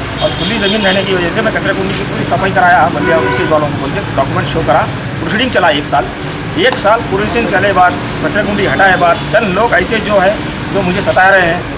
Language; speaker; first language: Urdu; native; Urdu